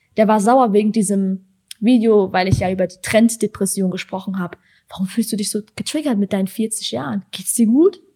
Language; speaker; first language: German; early bilingual, other home language; Persian